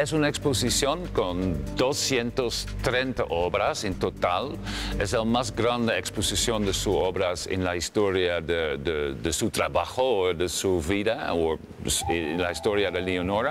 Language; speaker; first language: Spanish; non-native, fluent; English